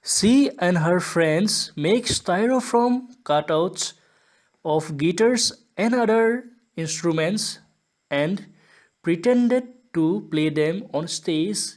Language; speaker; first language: English; non-native, local second language; Assamese